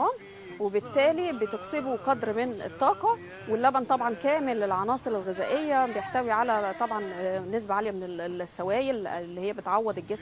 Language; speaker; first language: Arabic; native; Arabic